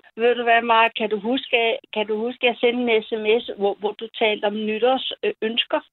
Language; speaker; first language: Danish; early bilingual, other home language; German